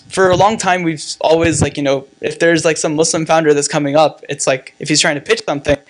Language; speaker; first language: English; native; English